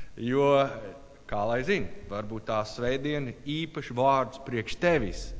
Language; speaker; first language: Latvian; non-native, learner; English